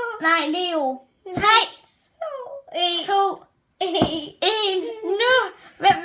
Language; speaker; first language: Danish; native; Danish